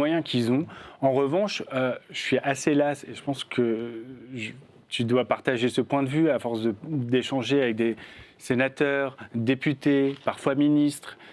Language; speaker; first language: French; native; French